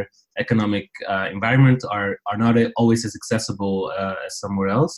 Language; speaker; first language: English; non-native, fluent; Riffian